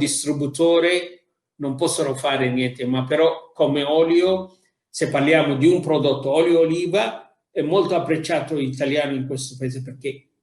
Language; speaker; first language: Italian; non-native, fluent; Arabic